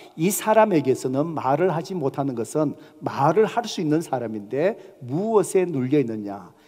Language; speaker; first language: Korean; native; Korean